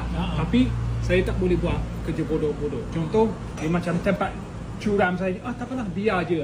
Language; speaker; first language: Malay; native; Malay